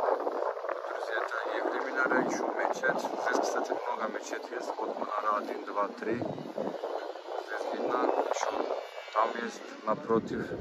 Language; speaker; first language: Russian; non-native, learner; Turkish